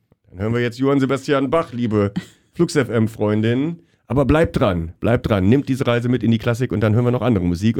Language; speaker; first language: German; native; German